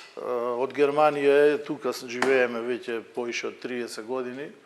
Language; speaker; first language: Macedonian; native; Macedonian